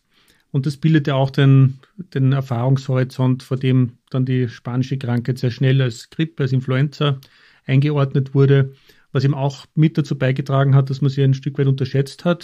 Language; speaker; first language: German; native; German